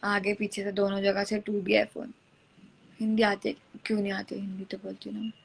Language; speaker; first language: Hindi; native; Hindi